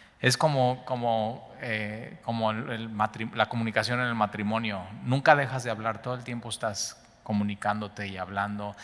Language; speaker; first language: Spanish; native; Spanish